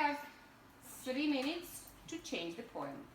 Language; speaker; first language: English; non-native, fluent; Ukrainian